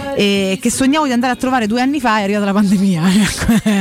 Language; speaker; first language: Italian; native; Italian